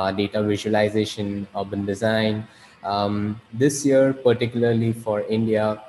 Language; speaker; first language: English; non-native, local second language; Hindi